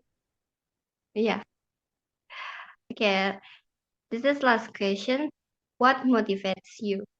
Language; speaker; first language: English; non-native, learner; Indonesian